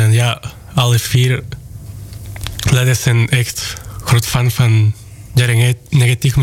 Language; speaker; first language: Dutch; non-native, fluent; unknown